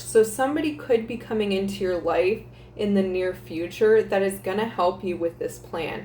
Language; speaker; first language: English; native; English